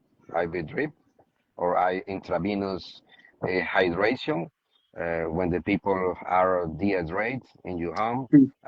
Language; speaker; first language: English; non-native, learner; Spanish